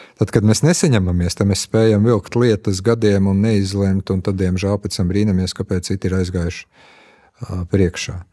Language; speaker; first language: Latvian; native; Latvian